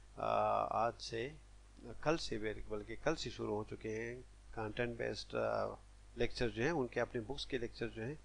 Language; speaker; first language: Urdu; non-native, local second language; Pashto